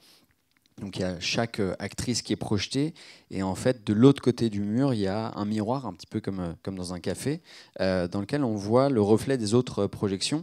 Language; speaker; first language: French; native; French